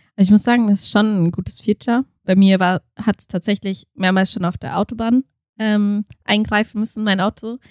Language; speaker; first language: German; early bilingual, other home language; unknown